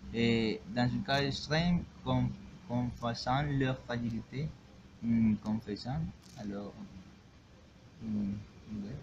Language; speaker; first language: French; non-native, learner; Spanish